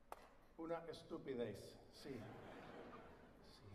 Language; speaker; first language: Spanish; non-native, learner; English